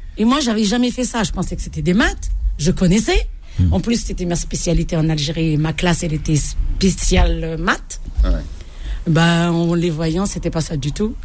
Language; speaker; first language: French; non-native, local second language; Arabic